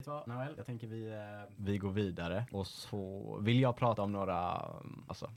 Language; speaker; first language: Swedish; native; Swedish